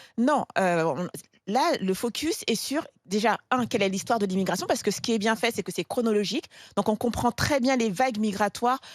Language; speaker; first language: French; early bilingual, other home language; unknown